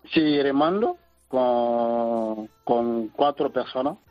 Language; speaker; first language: Spanish; non-native, learner; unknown